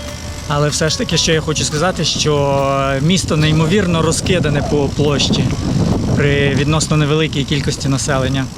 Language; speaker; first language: Ukrainian; native; Ukrainian